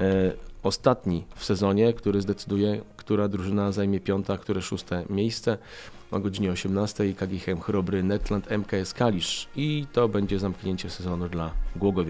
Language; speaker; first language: Polish; native; Polish